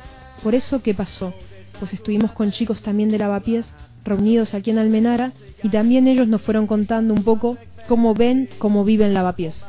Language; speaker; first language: Spanish; native; Spanish